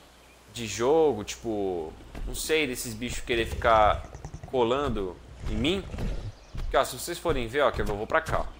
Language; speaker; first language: Portuguese; native; Portuguese